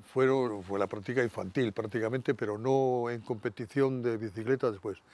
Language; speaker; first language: Spanish; native; Spanish